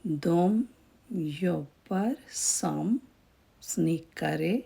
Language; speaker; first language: Swedish; non-native, fluent; Urdu